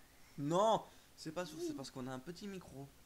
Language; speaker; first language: French; native; French